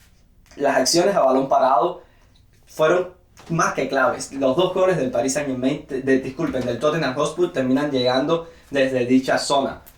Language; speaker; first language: Spanish; native; Spanish